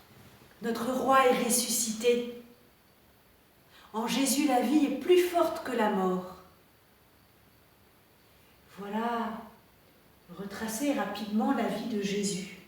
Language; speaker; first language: French; native; French